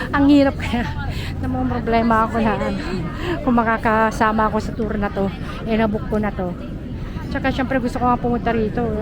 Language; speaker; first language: Filipino; native; Filipino